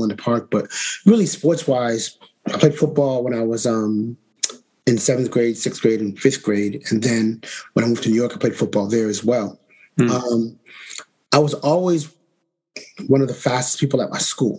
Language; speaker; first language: English; native; English